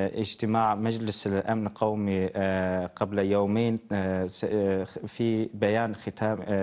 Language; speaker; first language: Arabic; non-native, fluent; Turkish